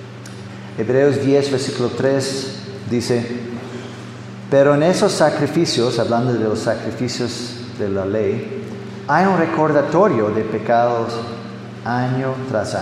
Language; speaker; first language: Spanish; non-native, fluent; English